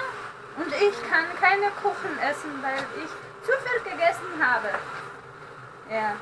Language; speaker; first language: German; non-native, fluent; Russian